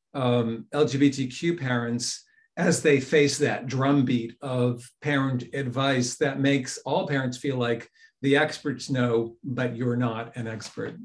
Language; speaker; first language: English; native; English